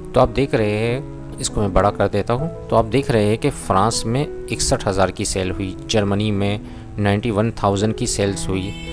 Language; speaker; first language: Urdu; non-native, local second language; Punjabi